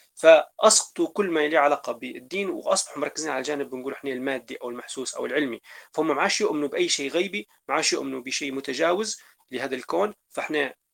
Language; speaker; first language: Arabic; native; Arabic